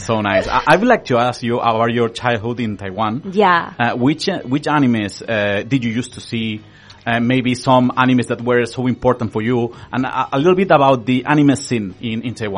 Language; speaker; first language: English; non-native, fluent; Spanish